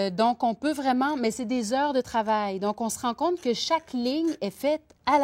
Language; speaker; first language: French; native; French